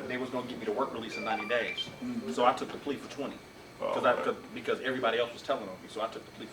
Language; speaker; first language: English; native; English